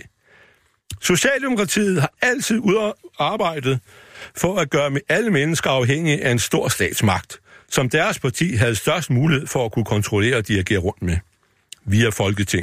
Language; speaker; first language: Danish; native; Danish